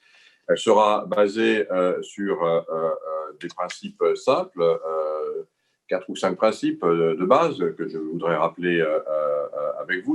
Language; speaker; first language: French; native; French